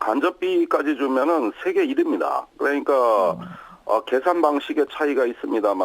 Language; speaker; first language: Korean; native; Korean